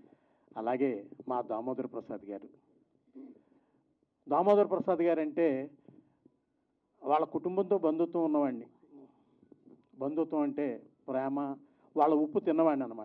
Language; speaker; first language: Telugu; native; Telugu